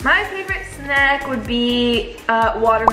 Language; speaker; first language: English; native; English